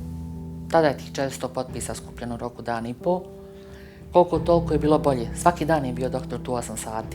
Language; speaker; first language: Bosnian; native; Bosnian